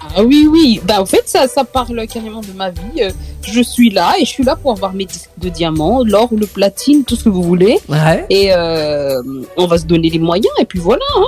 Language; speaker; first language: French; non-native, local second language; Malagasy